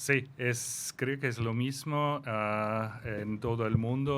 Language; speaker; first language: Spanish; non-native, fluent; German